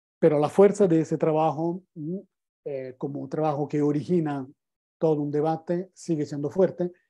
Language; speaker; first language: Spanish; non-native, fluent; Italian